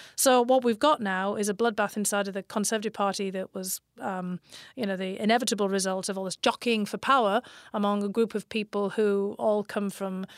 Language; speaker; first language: English; native; English